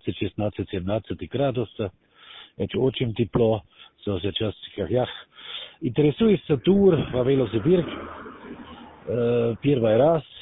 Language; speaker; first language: Russian; non-native, learner; German